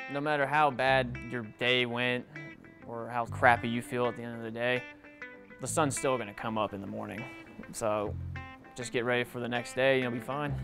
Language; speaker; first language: English; native; English